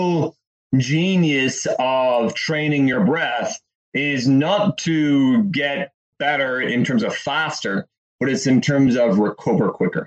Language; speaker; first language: English; native; English